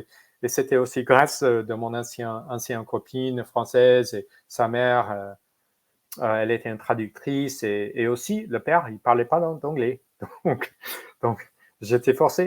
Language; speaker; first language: French; non-native, fluent; English